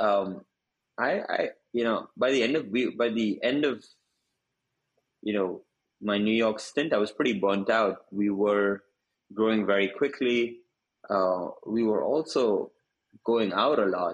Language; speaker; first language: English; non-native, local second language; Hindi